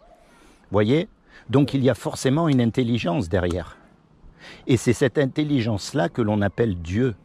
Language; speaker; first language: French; native; French